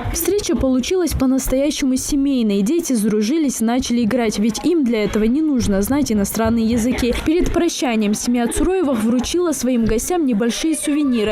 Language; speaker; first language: Russian; native; Russian